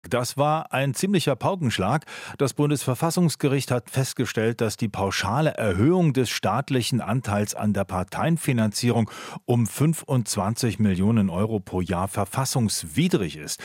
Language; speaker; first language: German; native; German